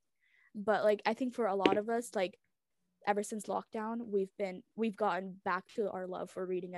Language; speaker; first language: English; early bilingual, other home language; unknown